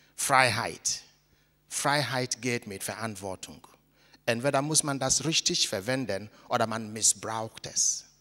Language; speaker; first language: German; non-native, fluent; Igbo